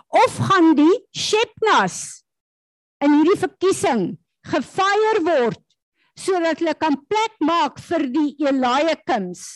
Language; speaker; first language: Afrikaans; native; Afrikaans